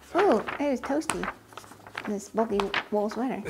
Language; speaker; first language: English; native; English